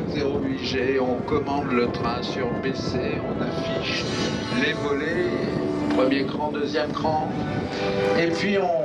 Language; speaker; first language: French; native; French